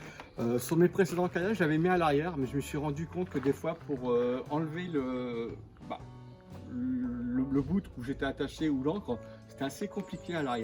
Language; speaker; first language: French; native; French